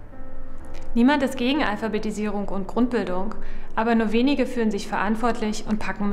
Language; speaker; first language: German; native; German